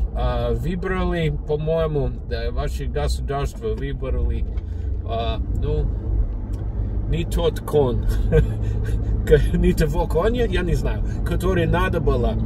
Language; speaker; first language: Russian; non-native, learner; English